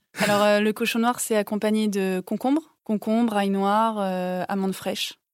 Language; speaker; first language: French; native; French